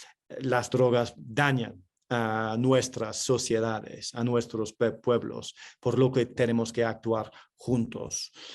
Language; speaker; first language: Spanish; non-native, fluent; English